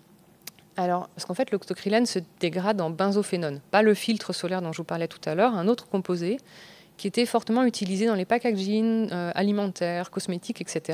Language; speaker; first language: French; native; French